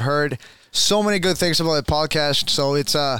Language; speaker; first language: English; non-native, fluent; Spanish